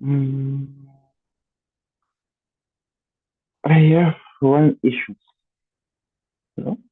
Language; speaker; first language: English; non-native, learner; Portuguese